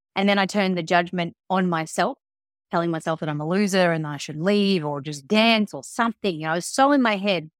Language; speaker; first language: English; early bilingual, other home language; Filipino